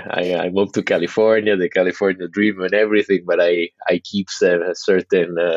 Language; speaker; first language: English; non-native, fluent; Italian